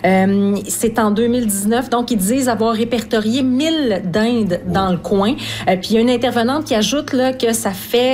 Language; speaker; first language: French; native; French